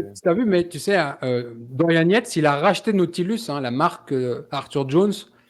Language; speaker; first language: French; native; French